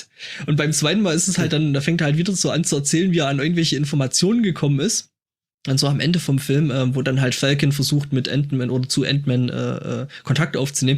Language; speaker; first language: German; native; German